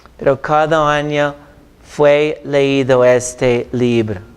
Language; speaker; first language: Spanish; non-native, fluent; English